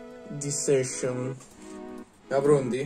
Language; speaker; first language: Italian; native; Italian